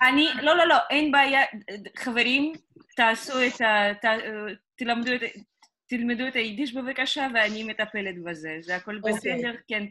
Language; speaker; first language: Hebrew; non-native, fluent; Russian